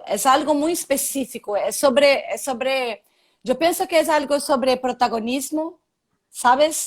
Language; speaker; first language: Spanish; non-native, learner; Portuguese